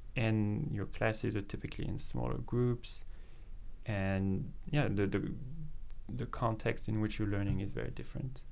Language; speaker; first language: English; non-native, fluent; French